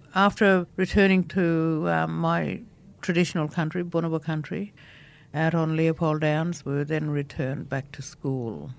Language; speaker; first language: English; non-native, local second language; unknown